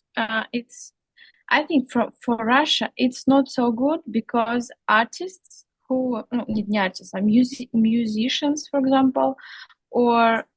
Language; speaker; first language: English; non-native, learner; Russian